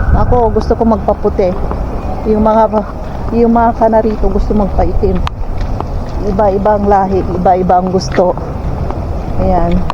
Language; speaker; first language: Filipino; non-native, local second language; Pangasinan